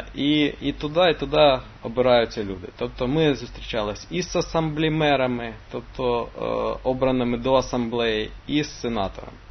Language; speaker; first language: Ukrainian; non-native, local second language; Russian